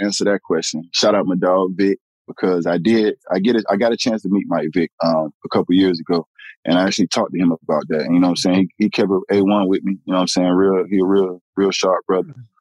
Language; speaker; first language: English; native; English